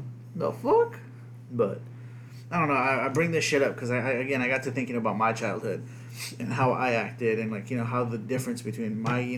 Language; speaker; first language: English; early bilingual, other home language; Spanish